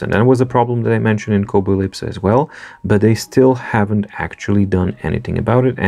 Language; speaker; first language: English; non-native, fluent; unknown